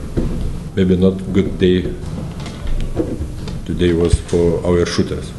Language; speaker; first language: English; non-native, learner; Lithuanian